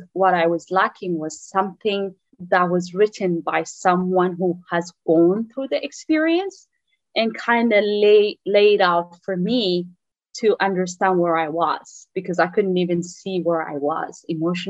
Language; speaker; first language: English; non-native, fluent; Tigrinya